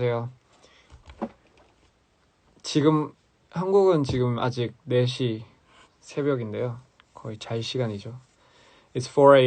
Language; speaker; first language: Korean; early bilingual, heritage; English